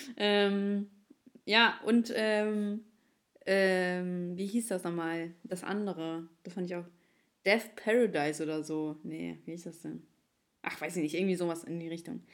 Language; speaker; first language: German; early bilingual, other home language; Ukrainian